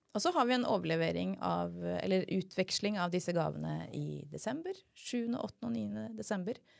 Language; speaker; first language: Norwegian; early bilingual, heritage; Norwegian